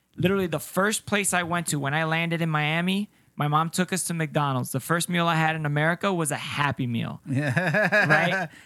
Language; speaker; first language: English; non-native, fluent; Spanish